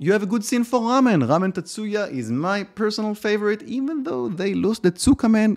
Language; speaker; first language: English; non-native, fluent; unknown